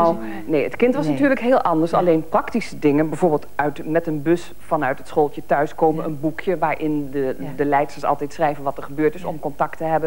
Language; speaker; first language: Dutch; native; Dutch